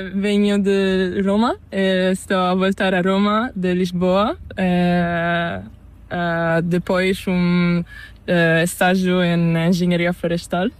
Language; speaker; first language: Spanish; non-native, learner; Italian